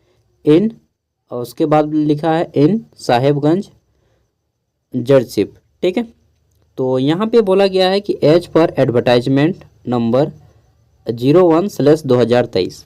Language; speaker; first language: Hindi; native; Hindi